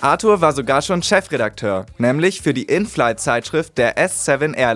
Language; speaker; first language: German; native; German